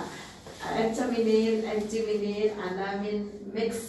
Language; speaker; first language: Arabic; non-native, learner; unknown